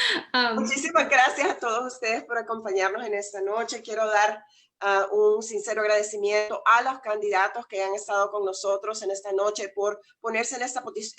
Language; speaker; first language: Spanish; native; Spanish